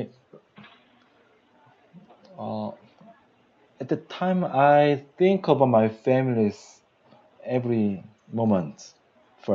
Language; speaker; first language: English; non-native, learner; Korean